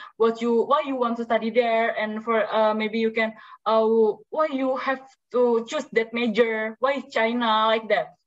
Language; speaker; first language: English; non-native, learner; Indonesian